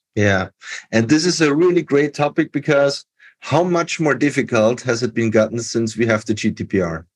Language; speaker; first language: English; non-native, fluent; German